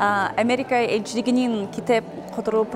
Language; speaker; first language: Kyrgyz; non-native, fluent; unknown